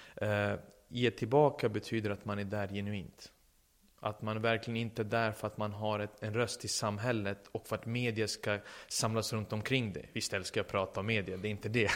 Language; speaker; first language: Swedish; early bilingual, other home language; Serbian